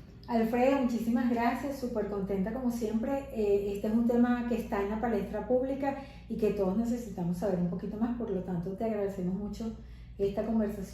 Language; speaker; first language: Spanish; native; Spanish